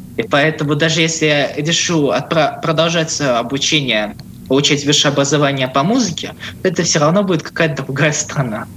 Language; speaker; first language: Russian; native; Russian